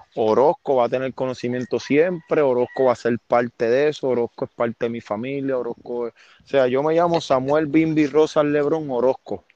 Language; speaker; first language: Spanish; native; Spanish